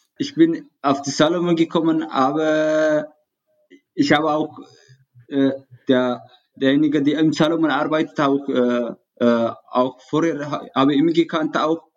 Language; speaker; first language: German; non-native, learner; Tigrinya